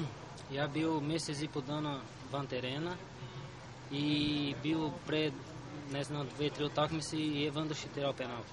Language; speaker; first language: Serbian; non-native, learner; Portuguese